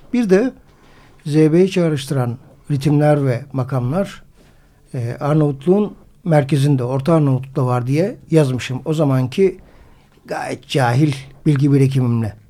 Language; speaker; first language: Turkish; native; Turkish